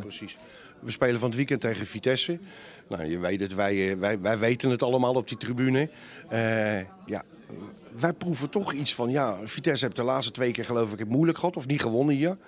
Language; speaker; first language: Dutch; native; Dutch